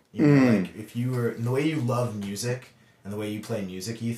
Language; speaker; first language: English; native; English